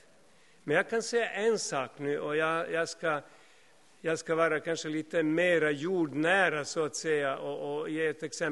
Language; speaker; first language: Swedish; non-native, fluent; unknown